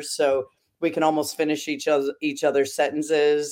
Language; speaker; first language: English; native; English